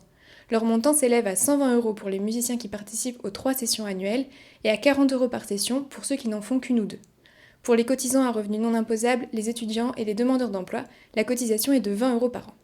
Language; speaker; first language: French; native; French